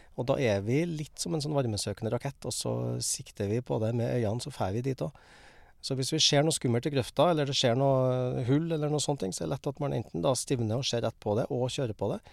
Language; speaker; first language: Norwegian; native; Norwegian